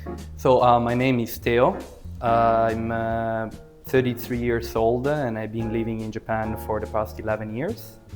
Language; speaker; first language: English; early bilingual, other home language; Italian